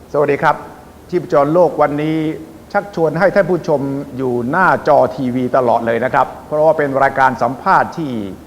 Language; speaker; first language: Thai; native; Thai